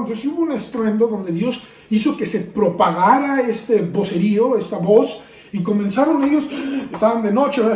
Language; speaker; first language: Spanish; native; Spanish